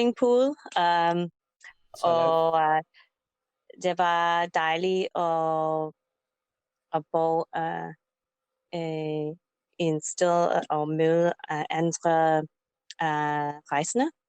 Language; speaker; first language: Danish; non-native, learner; English